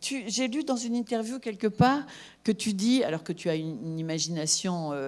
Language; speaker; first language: French; native; French